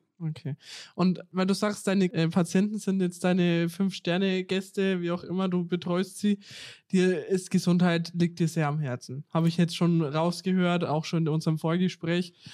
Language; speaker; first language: German; native; German